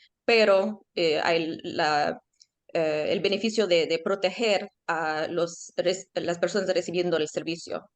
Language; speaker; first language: Spanish; early bilingual, heritage; Spanish